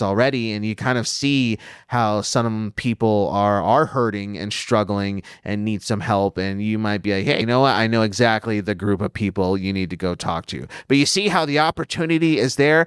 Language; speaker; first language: English; native; English